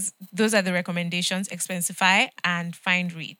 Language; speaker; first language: English; non-native, local second language; Yoruba